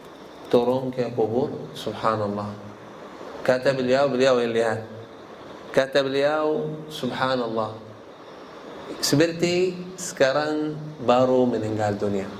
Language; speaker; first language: Indonesian; non-native, learner; Arabic